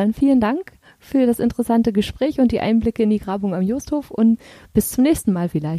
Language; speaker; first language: German; native; German